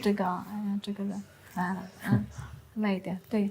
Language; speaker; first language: Chinese; non-native, learner; Amharic